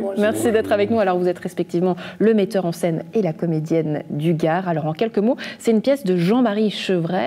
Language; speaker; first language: French; native; French